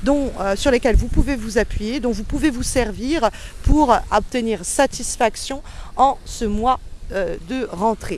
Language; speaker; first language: French; native; French